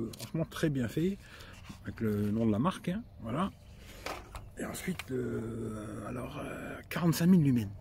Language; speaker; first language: French; native; French